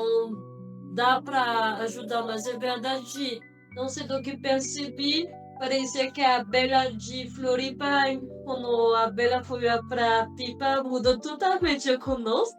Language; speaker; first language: Portuguese; non-native, fluent; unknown